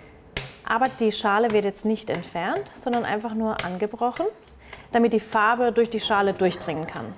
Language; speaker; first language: German; native; German